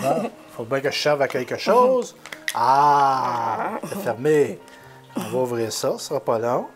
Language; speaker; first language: French; native; French